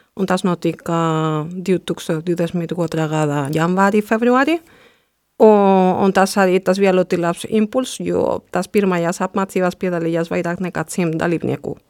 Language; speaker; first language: Latvian; non-native, fluent; Spanish